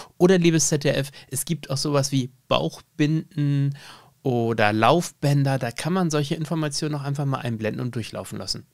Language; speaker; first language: German; native; German